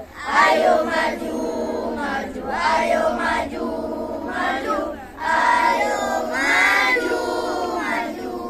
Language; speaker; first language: Indonesian; native; Indonesian